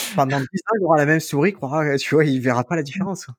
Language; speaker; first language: French; native; French